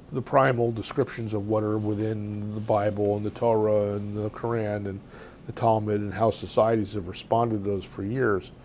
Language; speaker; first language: English; native; English